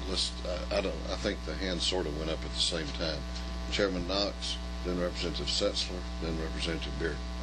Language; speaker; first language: English; native; English